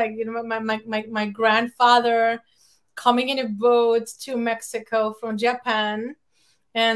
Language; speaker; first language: English; non-native, fluent; Spanish